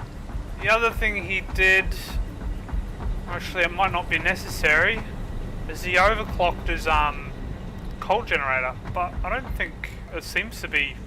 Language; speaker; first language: English; native; English